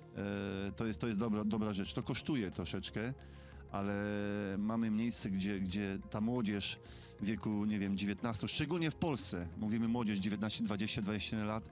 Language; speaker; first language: Polish; native; Polish